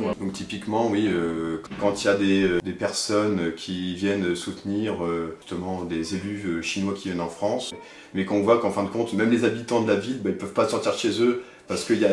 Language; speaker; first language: French; native; French